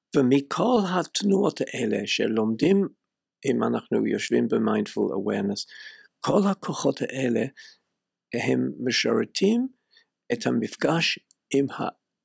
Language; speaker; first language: Hebrew; non-native, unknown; English